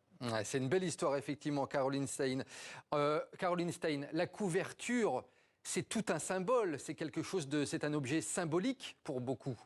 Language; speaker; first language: French; native; French